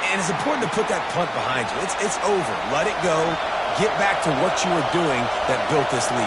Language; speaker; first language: English; native; English